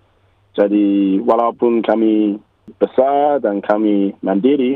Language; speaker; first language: Indonesian; non-native, learner; English